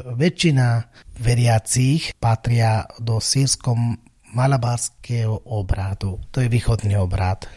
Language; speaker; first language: Slovak; non-native, fluent; Malayalam